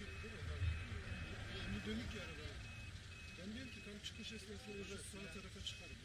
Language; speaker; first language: Turkish; native; Turkish